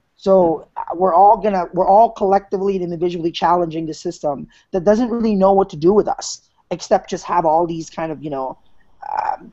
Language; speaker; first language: English; non-native, local second language; Filipino